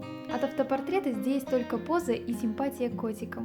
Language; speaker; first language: Russian; native; Russian